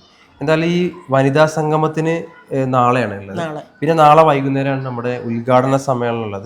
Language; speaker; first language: Malayalam; native; Malayalam